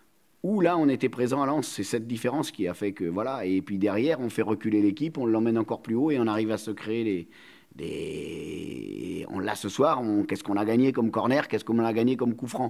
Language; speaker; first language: French; native; French